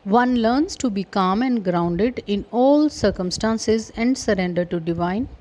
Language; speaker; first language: English; non-native, local second language; Punjabi